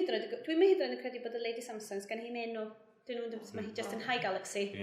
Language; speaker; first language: Welsh; native; Welsh